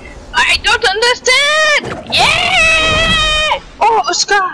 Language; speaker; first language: English; non-native, learner; French